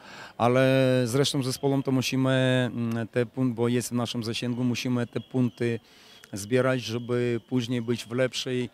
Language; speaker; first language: Polish; non-native, fluent; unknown